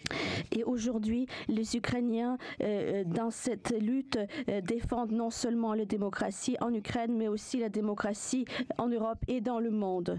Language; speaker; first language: French; non-native, fluent; Ukrainian